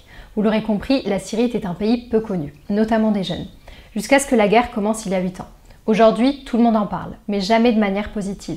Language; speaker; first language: French; early bilingual, other home language; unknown